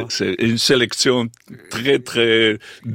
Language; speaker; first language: French; non-native, fluent; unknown